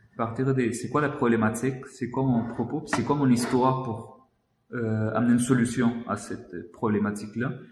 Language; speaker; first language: French; non-native, fluent; Spanish